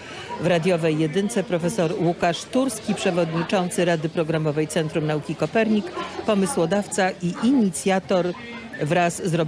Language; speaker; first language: Polish; native; Polish